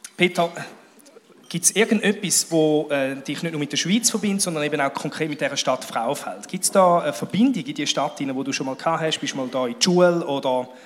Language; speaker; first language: German; native; German